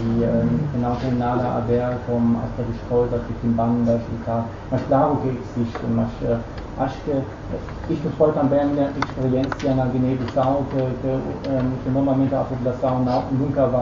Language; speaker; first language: Portuguese; non-native, fluent; Dutch